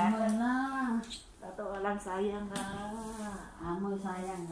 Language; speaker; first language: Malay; non-native, learner; Indonesian